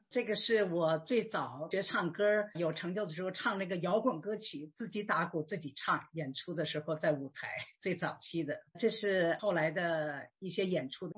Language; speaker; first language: Chinese; native; Chinese